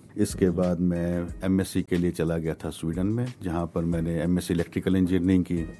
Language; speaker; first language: Urdu; native; Urdu